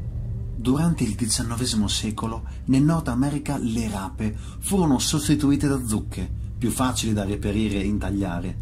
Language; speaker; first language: Italian; native; Italian